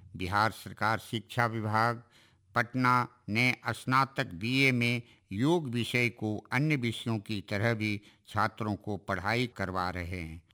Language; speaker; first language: Hindi; native; Hindi